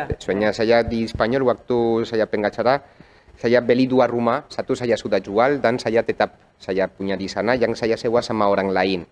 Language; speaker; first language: Indonesian; non-native, fluent; Spanish